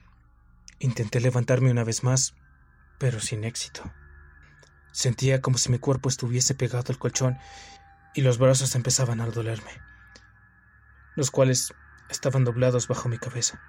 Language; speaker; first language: Spanish; native; Spanish